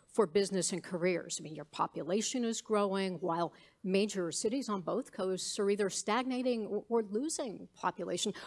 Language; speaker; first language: English; native; English